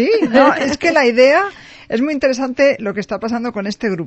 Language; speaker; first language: Spanish; native; Spanish